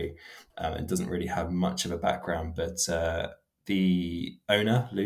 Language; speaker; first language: English; native; English